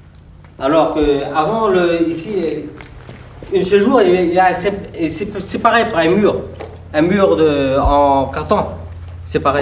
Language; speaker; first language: French; non-native, local second language; Vietnamese